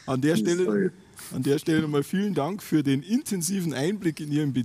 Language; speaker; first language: German; native; German